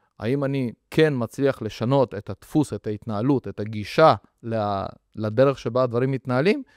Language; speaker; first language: Hebrew; early bilingual, other home language; Russian